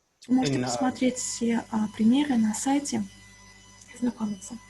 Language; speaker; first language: Russian; native; Russian